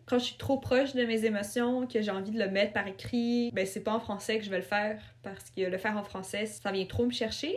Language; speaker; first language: French; early bilingual, other home language; Russian